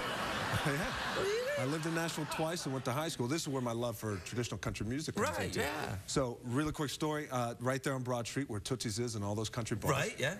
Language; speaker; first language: English; native; English